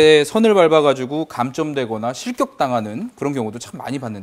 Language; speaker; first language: Korean; native; Korean